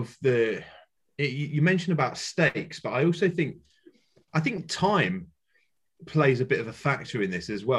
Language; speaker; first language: English; native; English